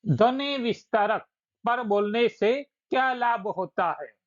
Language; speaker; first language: Hindi; non-native, local second language; Gujarati